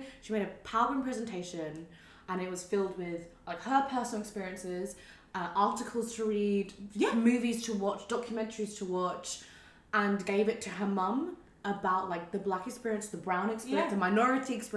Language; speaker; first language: English; native; English